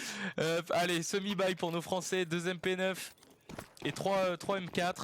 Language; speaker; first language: French; native; French